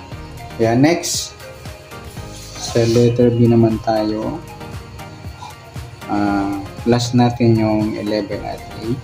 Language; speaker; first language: Filipino; native; Filipino